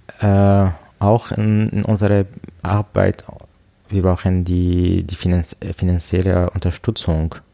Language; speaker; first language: German; non-native, learner; Arabic